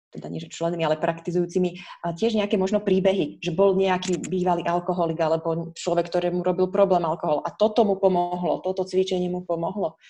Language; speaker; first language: Slovak; native; Slovak